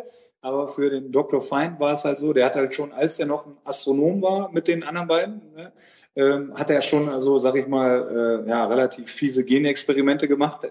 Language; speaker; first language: German; native; German